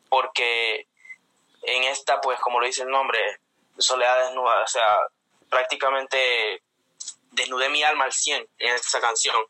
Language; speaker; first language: Spanish; native; Spanish